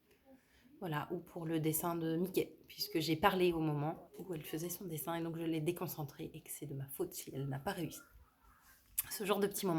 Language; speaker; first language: French; native; French